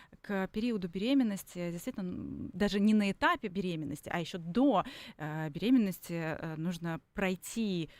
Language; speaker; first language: Russian; native; Russian